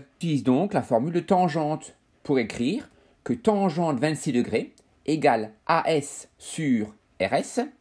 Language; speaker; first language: French; native; French